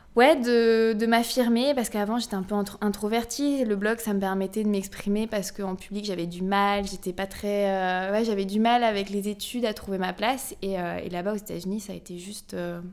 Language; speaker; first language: French; native; French